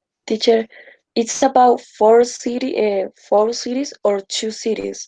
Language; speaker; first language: English; non-native, learner; Spanish